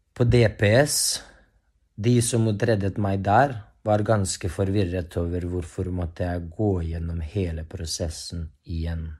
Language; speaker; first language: Norwegian; non-native, fluent; Bosnian